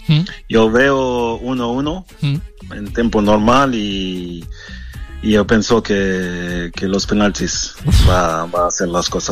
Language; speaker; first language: Spanish; non-native, fluent; French